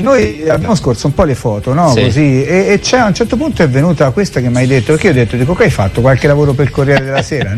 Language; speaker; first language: Italian; native; Italian